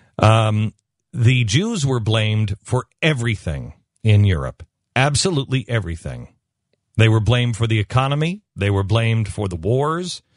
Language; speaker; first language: English; native; English